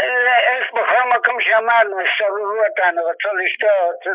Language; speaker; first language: Hebrew; non-native, fluent; Yiddish